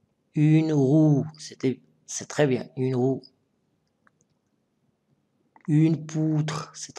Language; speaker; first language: French; non-native, local second language; Arabic